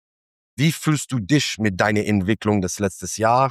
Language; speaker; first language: German; non-native, fluent; English